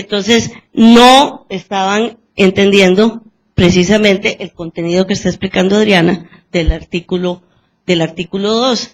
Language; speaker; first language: Spanish; native; Spanish